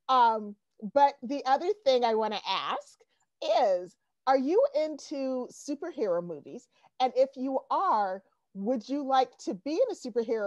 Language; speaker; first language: English; native; English